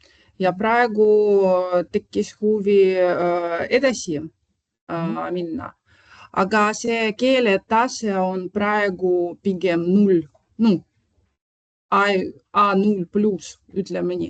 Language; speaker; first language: Estonian; non-native, local second language; Russian